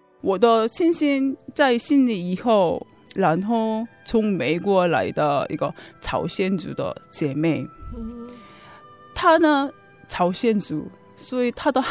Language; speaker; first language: Chinese; non-native, fluent; Korean